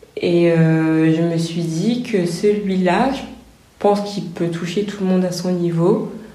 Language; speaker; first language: French; native; French